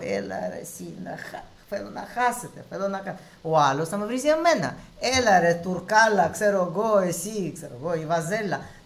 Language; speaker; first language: Greek; non-native, fluent; Russian